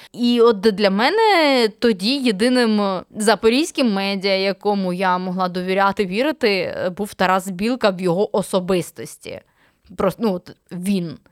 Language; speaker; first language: Ukrainian; native; Ukrainian